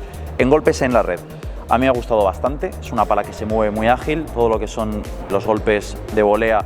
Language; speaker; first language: Spanish; native; Spanish